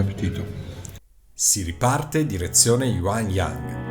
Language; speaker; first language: Italian; native; Italian